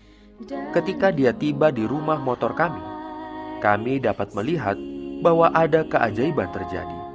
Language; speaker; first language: Indonesian; native; Indonesian